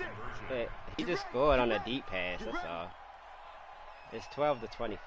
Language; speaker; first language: English; native; English